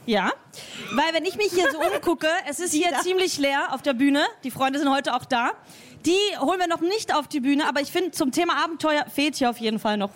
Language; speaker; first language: German; native; German